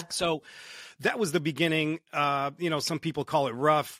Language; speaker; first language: English; early bilingual, other home language; Romanian